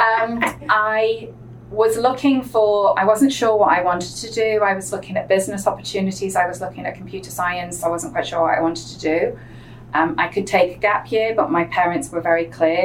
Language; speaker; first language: English; native; English